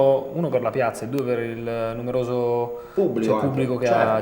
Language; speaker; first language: Italian; native; Italian